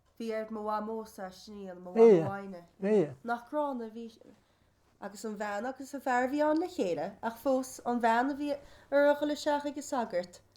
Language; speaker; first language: Irish; native; Irish